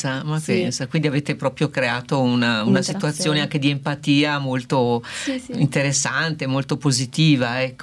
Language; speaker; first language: Italian; native; Italian